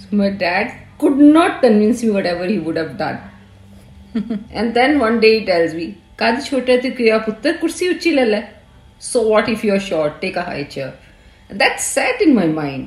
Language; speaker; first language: English; non-native, local second language; Punjabi